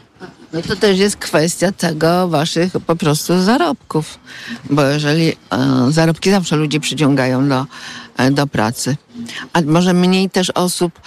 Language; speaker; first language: Polish; native; Polish